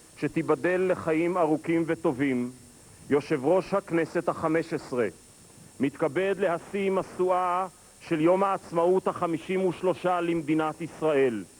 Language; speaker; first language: Hebrew; native; Hebrew